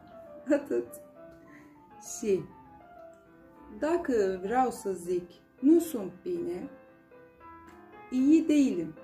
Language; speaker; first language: Romanian; non-native, fluent; Turkish